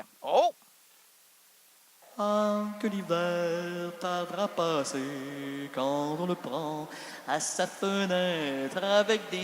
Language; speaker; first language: French; native; French